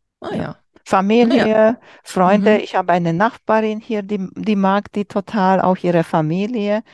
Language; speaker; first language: German; non-native, learner; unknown